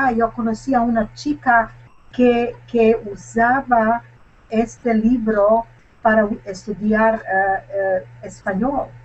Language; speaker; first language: Spanish; non-native, learner; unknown